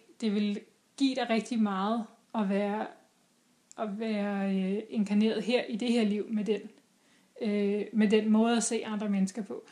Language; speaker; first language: Danish; native; Danish